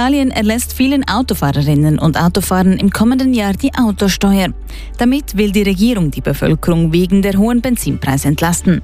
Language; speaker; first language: German; native; German